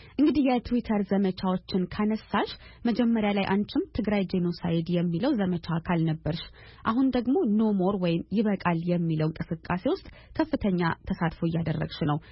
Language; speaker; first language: Amharic; native; Amharic